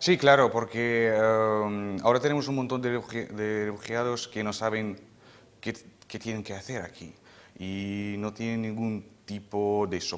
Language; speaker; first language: Spanish; non-native, fluent; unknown